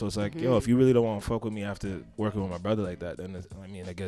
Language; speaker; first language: English; native; English